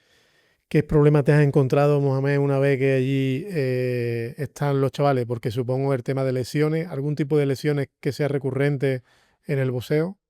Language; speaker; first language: Spanish; native; Spanish